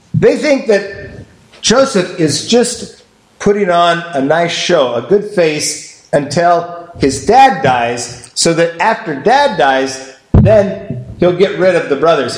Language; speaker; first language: English; native; English